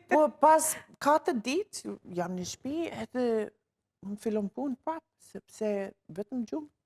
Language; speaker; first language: Albanian; non-native, learner; English